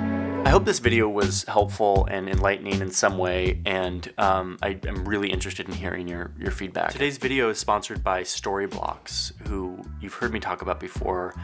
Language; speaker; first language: English; native; English